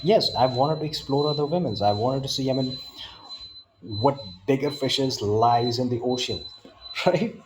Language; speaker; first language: English; non-native, local second language; Punjabi